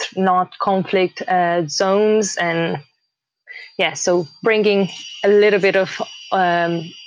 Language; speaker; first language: English; early bilingual, heritage; Portuguese